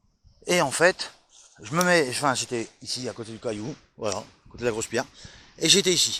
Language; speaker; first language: French; native; French